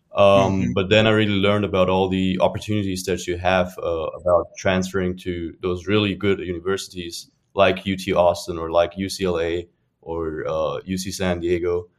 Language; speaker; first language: English; non-native, fluent; German